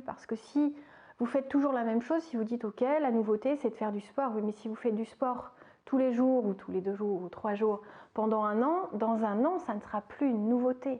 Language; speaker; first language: French; native; French